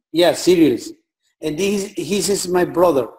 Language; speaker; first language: English; non-native, learner; Spanish